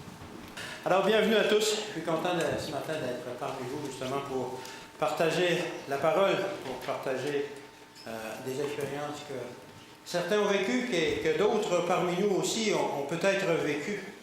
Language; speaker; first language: French; native; French